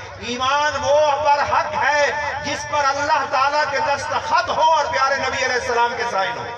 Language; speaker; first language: Urdu; non-native, local second language; Punjabi